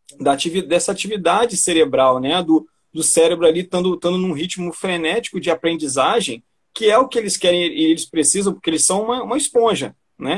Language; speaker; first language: Portuguese; native; Portuguese